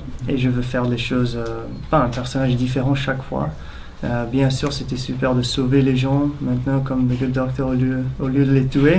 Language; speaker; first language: French; non-native, fluent; English